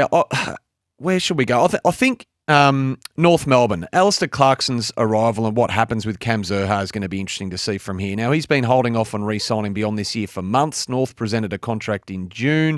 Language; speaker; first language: English; native; English